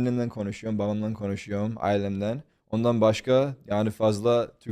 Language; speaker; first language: Turkish; early bilingual, heritage; Turkish